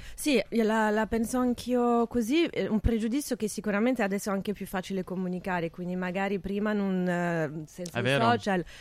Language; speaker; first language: Italian; non-native, fluent; French